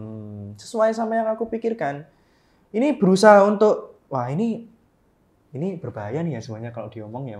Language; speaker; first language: Indonesian; native; Indonesian